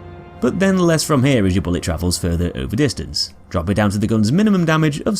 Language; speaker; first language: English; native; English